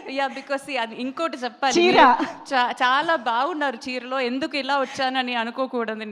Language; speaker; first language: Telugu; non-native, local second language; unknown